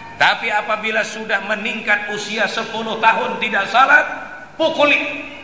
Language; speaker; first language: Indonesian; non-native, local second language; Banjar